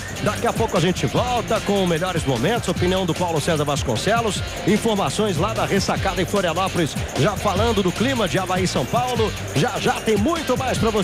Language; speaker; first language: Portuguese; native; Portuguese